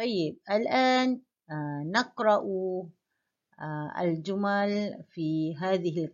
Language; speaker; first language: Arabic; non-native, fluent; Malay